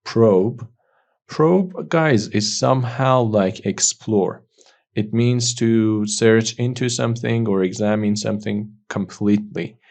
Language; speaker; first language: English; non-native, fluent; Persian